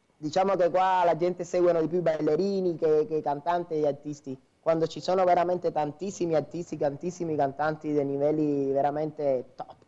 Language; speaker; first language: Italian; non-native, fluent; Spanish